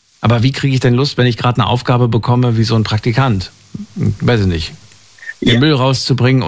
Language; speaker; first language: German; native; German